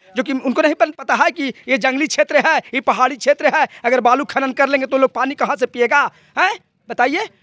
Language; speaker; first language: Hindi; native; Hindi